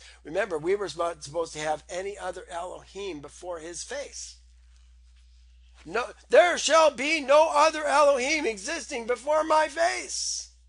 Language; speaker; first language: English; native; English